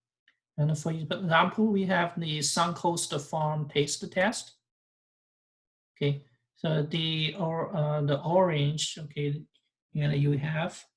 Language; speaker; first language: English; non-native, fluent; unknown